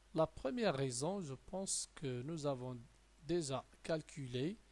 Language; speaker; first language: French; non-native, local second language; Arabic